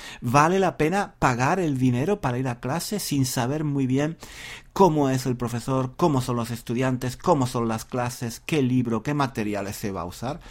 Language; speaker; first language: Spanish; native; Spanish